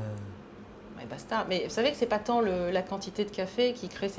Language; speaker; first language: French; native; French